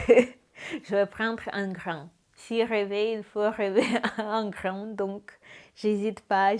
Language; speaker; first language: French; non-native, fluent; Russian